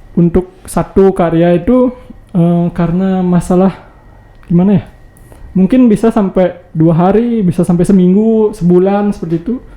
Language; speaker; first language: Indonesian; non-native, local second language; Balinese